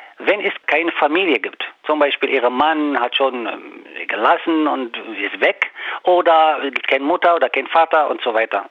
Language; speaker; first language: German; non-native, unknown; Arabic